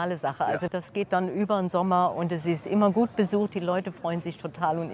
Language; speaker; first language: German; non-native, local second language; Luxembourgish